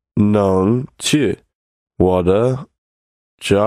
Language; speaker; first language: Chinese; non-native, learner; English